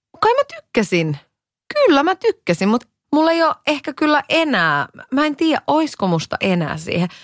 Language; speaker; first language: Finnish; native; Finnish